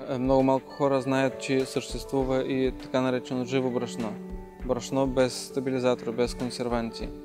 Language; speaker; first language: Bulgarian; native; Bulgarian